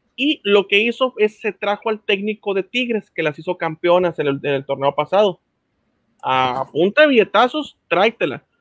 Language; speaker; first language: Spanish; native; Spanish